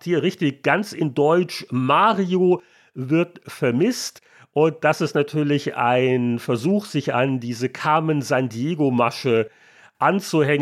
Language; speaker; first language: German; native; German